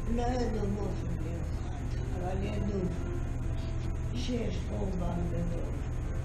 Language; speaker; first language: Hebrew; non-native, fluent; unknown